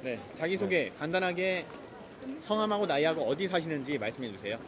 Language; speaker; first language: Korean; native; Korean